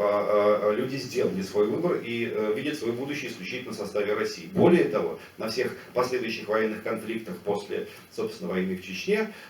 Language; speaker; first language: Russian; native; Russian